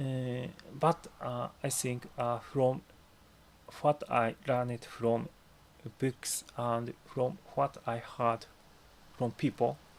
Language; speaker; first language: English; non-native, learner; Japanese